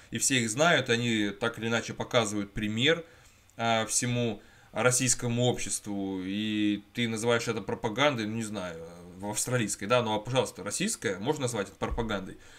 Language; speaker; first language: Russian; native; Russian